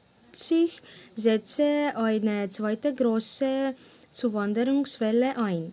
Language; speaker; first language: German; non-native, learner; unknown